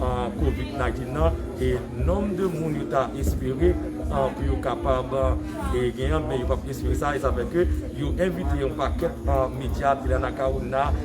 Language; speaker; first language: French; non-native, local second language; Haitian Creole